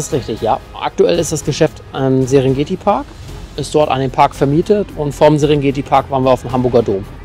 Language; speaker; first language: German; native; German